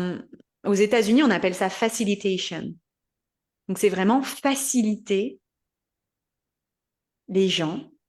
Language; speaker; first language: French; native; French